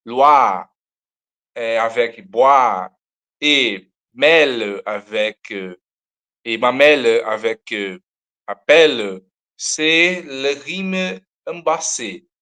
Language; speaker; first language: French; non-native, learner; Portuguese